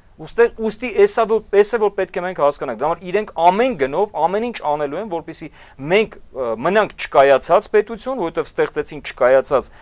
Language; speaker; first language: Armenian; native; Armenian